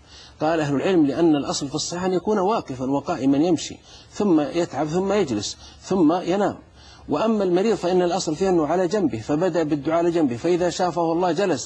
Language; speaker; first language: Arabic; native; Arabic